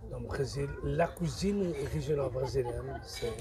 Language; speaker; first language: French; non-native, learner; Portuguese